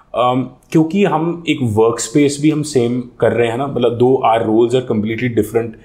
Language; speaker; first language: Hindi; native; Hindi